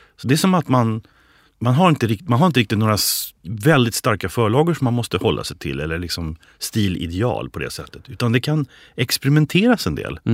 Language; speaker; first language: Swedish; native; Swedish